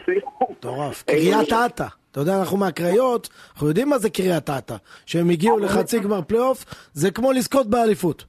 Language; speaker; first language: Hebrew; native; Hebrew